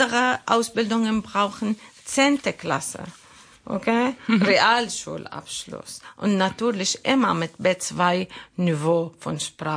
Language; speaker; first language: German; non-native, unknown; Arabic